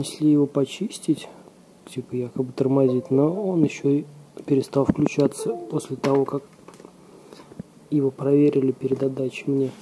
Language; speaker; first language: Russian; native; Russian